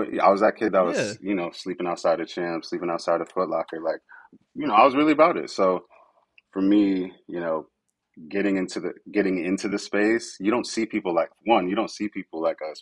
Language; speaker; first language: English; native; English